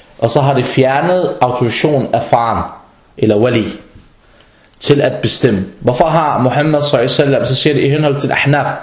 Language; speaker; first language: Danish; non-native, fluent; Arabic